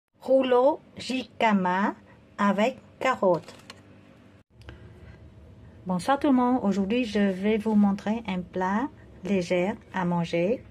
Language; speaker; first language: French; non-native, fluent; Vietnamese